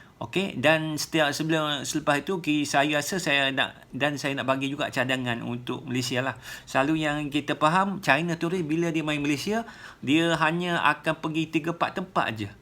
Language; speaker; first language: Malay; native; Malay